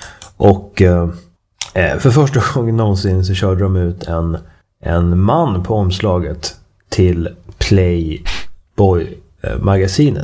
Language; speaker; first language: Swedish; native; Swedish